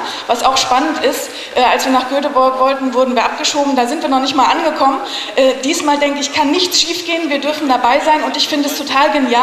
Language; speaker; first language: German; native; German